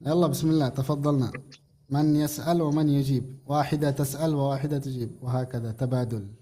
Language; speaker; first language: Arabic; non-native, fluent; Indonesian